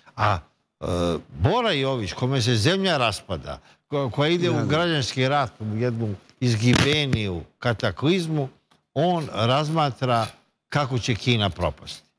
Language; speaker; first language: Bosnian; native; Bosnian